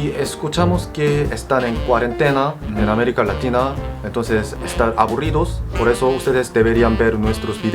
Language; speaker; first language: Spanish; non-native, fluent; Korean